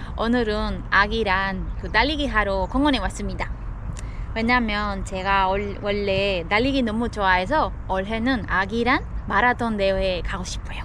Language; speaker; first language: Korean; non-native, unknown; Spanish